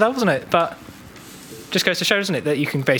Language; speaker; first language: English; native; English